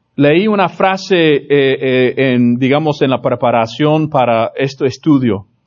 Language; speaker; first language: Spanish; non-native, fluent; English